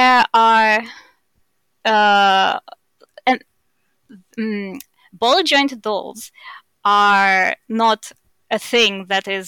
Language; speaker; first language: English; non-native, fluent; Russian